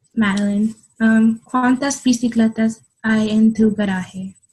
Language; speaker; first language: Spanish; non-native, learner; English